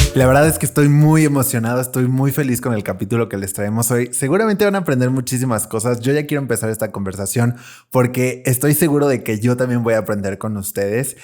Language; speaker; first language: Spanish; native; Spanish